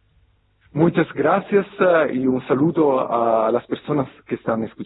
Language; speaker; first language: Spanish; non-native, fluent; Italian